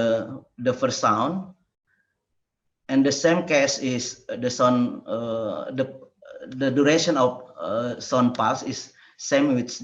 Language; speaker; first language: English; non-native, learner; Indonesian